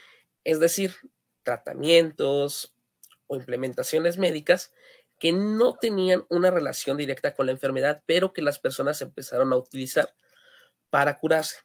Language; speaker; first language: Spanish; native; Spanish